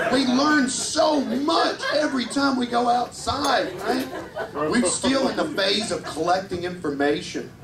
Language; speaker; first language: English; native; English